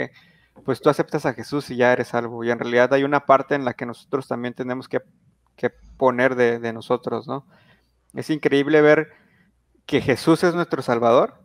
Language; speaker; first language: Spanish; native; Spanish